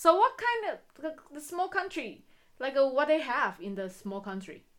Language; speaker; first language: English; non-native, fluent; Chinese